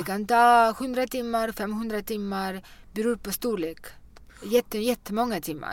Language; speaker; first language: Swedish; non-native, fluent; Russian